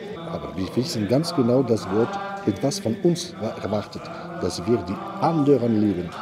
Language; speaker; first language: German; non-native, fluent; Arabic